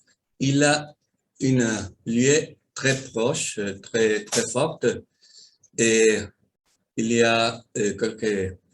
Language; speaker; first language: French; non-native, learner; Spanish